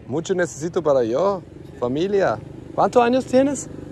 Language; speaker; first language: Spanish; non-native, learner; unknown